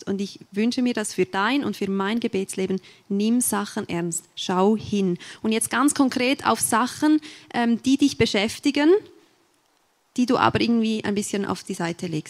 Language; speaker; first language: German; native; German